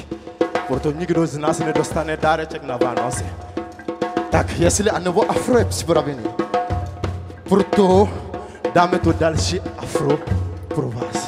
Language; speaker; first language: Czech; non-native, learner; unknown